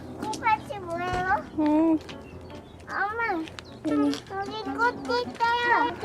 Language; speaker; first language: Korean; early bilingual, heritage; Korean